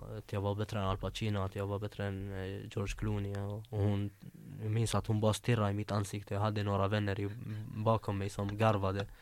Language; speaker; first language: Swedish; early bilingual, other home language; Arabic